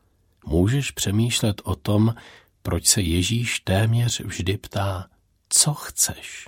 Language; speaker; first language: Czech; native; Czech